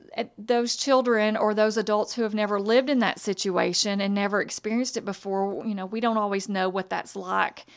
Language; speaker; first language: English; native; English